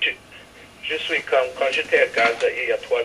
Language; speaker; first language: French; non-native, fluent; English